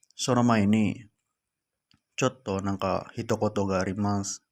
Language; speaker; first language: Japanese; non-native, learner; Indonesian